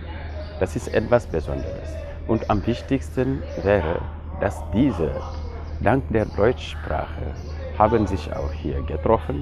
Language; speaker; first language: German; non-native, fluent; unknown